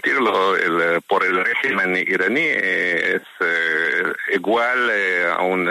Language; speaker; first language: Spanish; non-native, fluent; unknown